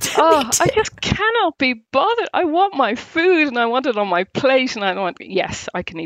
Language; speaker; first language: English; native; English